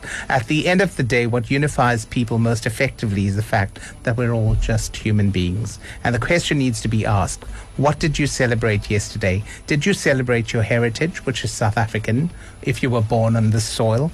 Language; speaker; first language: English; native; English